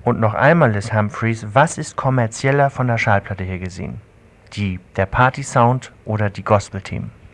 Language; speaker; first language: German; native; German